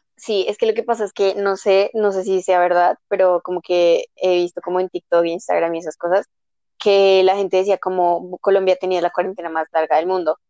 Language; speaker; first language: Spanish; native; Spanish